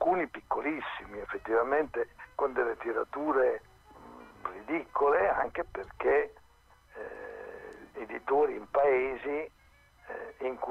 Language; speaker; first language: Italian; native; Italian